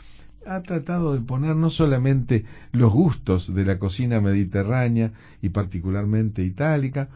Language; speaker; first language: Spanish; native; Spanish